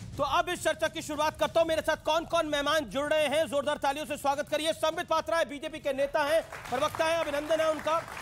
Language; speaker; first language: Hindi; native; Hindi